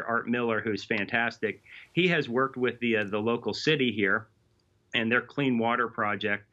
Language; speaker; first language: English; native; English